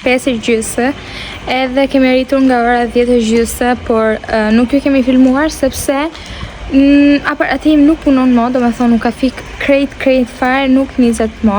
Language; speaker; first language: Albanian; early bilingual, heritage; Albanian